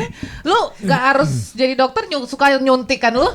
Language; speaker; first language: Indonesian; native; Indonesian